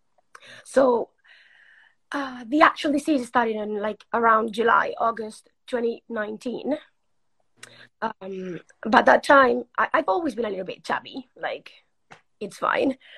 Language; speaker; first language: English; non-native, fluent; Spanish